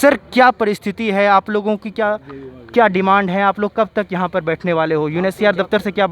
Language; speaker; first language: Hindi; native; Hindi